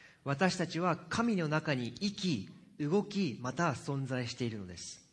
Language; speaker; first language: Japanese; native; Japanese